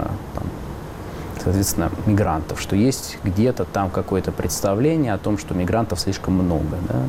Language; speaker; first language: Russian; native; Russian